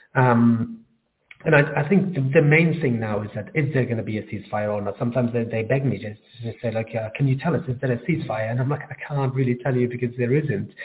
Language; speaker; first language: English; non-native, fluent; Arabic